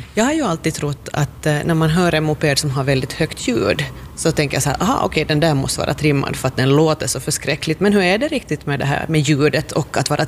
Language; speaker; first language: Swedish; native; Swedish